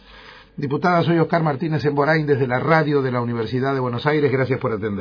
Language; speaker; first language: Spanish; native; Spanish